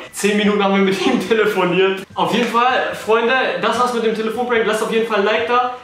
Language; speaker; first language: German; early bilingual, other home language; Albanian